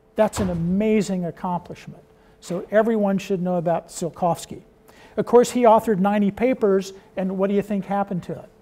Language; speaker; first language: English; native; English